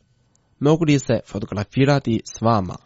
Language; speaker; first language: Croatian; non-native, fluent; Chinese